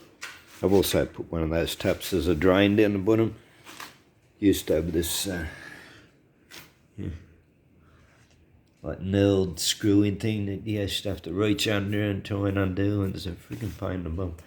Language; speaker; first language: English; native; English